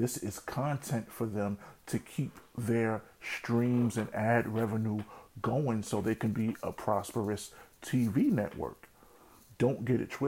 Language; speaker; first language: English; native; English